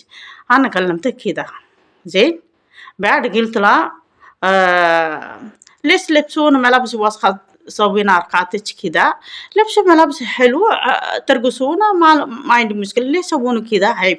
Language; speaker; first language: Arabic; non-native, learner; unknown